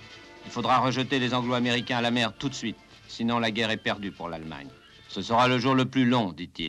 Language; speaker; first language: French; native; French